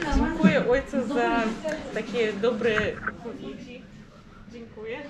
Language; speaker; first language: Polish; early bilingual, heritage; Russian